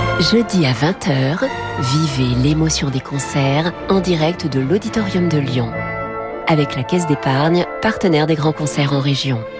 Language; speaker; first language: French; native; French